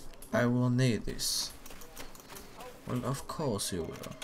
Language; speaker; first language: English; non-native, fluent; Swedish